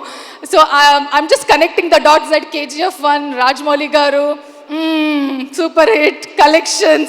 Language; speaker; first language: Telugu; non-native, learner; Kannada